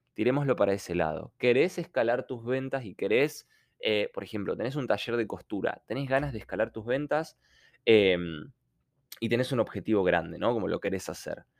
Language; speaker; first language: Spanish; non-native, fluent; Ukrainian